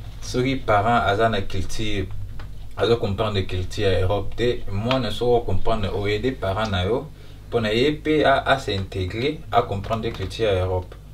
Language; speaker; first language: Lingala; early bilingual, heritage; Lingala